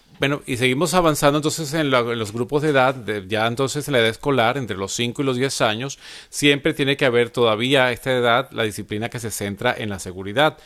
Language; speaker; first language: Spanish; native; Spanish